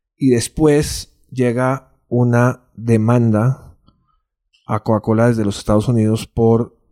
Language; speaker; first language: Spanish; native; Spanish